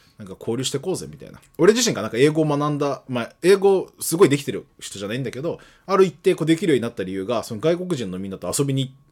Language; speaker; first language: Japanese; early bilingual, other home language; Portuguese